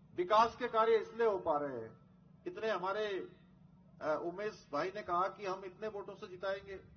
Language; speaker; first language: Hindi; native; Hindi